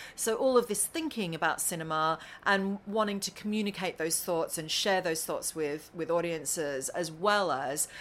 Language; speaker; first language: English; native; English